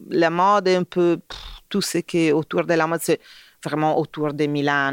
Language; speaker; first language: French; non-native, fluent; Italian